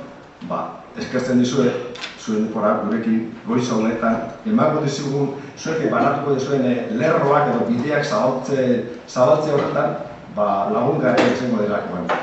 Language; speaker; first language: Basque; native; Basque